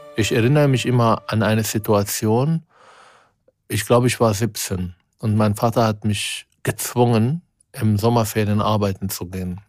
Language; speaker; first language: German; non-native, fluent; Arabic